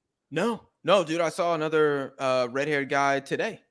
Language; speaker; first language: English; native; English